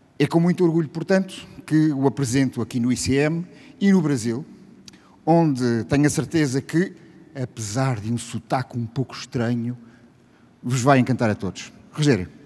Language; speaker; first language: Portuguese; native; Portuguese